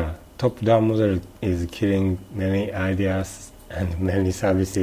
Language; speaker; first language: English; non-native, learner; Japanese